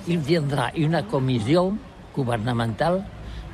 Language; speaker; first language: French; non-native, learner; Catalan